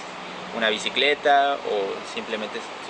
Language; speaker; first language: Spanish; native; Spanish